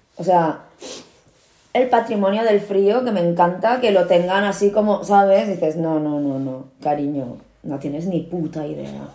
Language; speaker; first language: Spanish; early bilingual, other home language; Korean